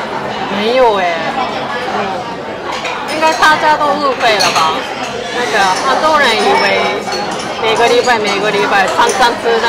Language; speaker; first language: Chinese; non-native, fluent; Japanese